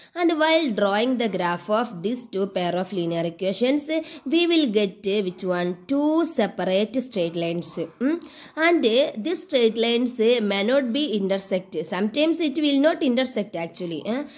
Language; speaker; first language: English; non-native, local second language; Malayalam